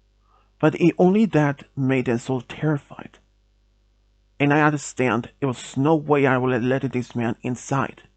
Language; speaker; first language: English; non-native, fluent; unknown